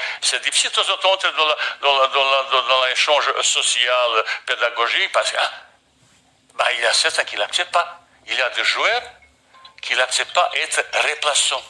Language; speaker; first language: French; non-native, fluent; Bosnian